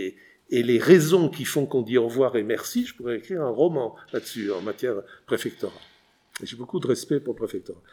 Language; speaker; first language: French; native; French